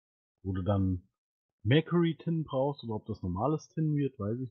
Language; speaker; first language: German; native; German